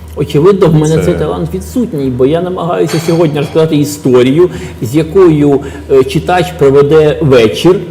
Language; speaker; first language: Ukrainian; native; Ukrainian